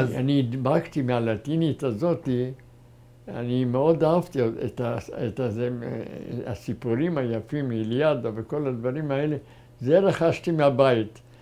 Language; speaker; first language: Hebrew; non-native, fluent; German